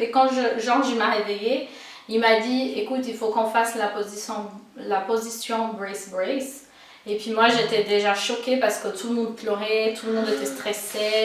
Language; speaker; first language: French; non-native, fluent; Portuguese